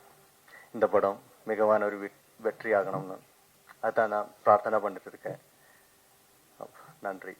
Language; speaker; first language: Tamil; non-native, learner; Malayalam